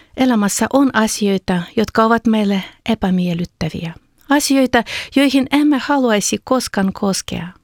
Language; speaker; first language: Finnish; non-native, fluent; Ukrainian